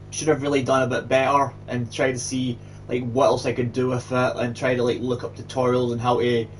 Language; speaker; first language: English; native; English